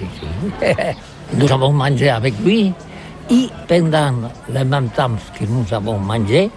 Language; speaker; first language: French; non-native, learner; Catalan